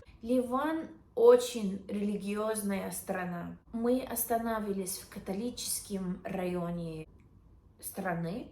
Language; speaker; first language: Russian; non-native, learner; English